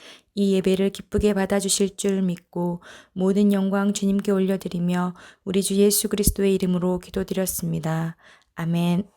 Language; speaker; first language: Korean; native; Korean